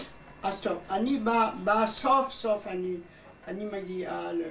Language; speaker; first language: Hebrew; non-native, fluent; German